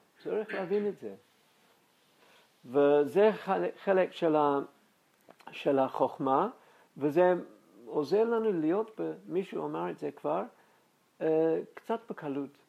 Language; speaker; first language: Hebrew; non-native, fluent; English